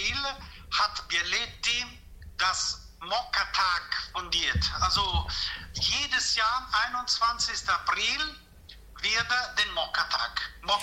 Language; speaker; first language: German; non-native, fluent; Italian